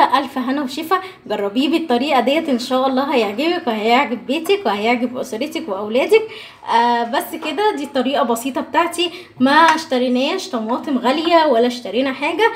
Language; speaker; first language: Arabic; native; Arabic